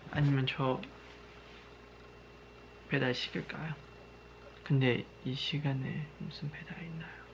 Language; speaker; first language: Korean; non-native, learner; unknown